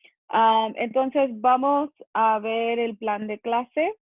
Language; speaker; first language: Spanish; non-native, fluent; English